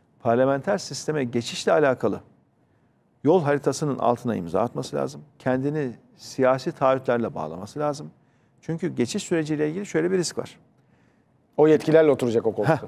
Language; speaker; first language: Turkish; native; Turkish